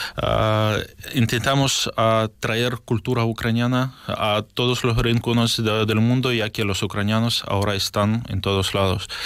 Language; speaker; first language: Spanish; non-native, fluent; Ukrainian